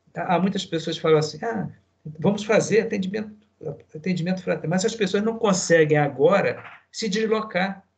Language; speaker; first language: Portuguese; native; Portuguese